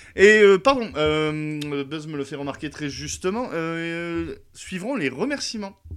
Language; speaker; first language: French; native; French